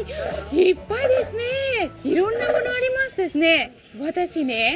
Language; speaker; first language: Japanese; non-native, learner; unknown